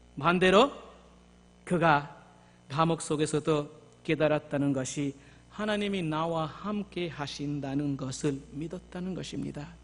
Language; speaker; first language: Korean; non-native, fluent; Bangla